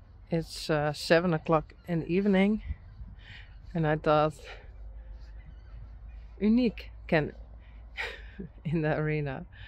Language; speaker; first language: English; non-native, learner; Dutch